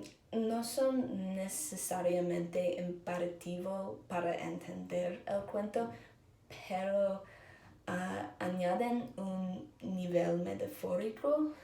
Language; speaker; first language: Spanish; non-native, learner; English